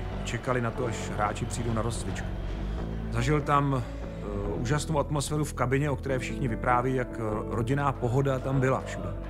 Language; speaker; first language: Czech; native; Czech